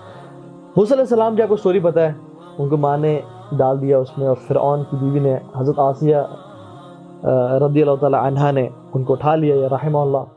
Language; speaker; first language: Urdu; native; Urdu